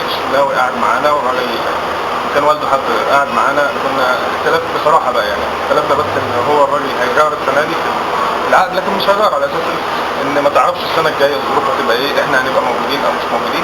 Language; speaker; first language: Arabic; native; Arabic